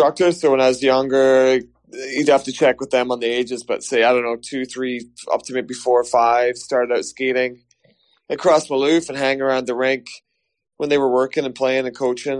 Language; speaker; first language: English; native; English